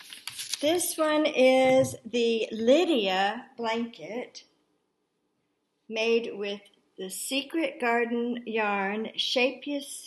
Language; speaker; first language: English; native; English